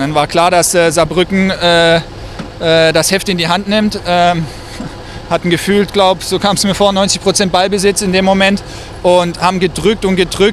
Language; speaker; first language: German; native; German